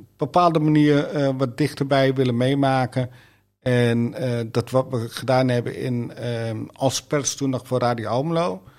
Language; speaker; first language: Dutch; native; Dutch